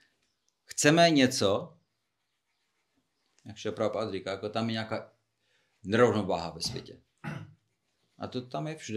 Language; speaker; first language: Czech; non-native, fluent; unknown